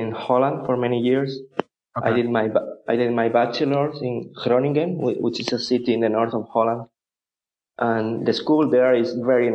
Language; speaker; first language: English; non-native, fluent; Spanish